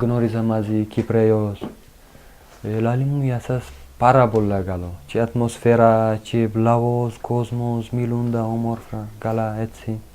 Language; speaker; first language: Greek; non-native, learner; Uzbek